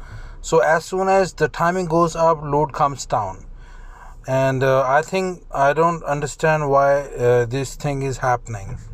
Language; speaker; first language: English; non-native, fluent; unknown